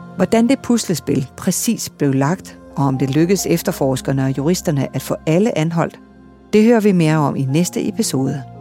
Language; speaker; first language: Danish; native; Danish